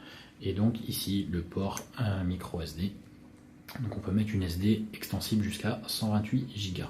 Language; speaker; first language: French; native; French